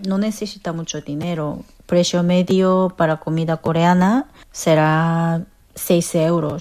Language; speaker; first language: Spanish; non-native, fluent; Korean